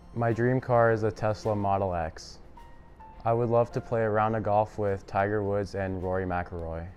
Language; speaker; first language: English; native; English